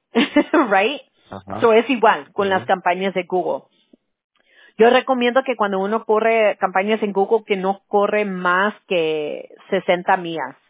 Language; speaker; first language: Spanish; early bilingual, heritage; Spanish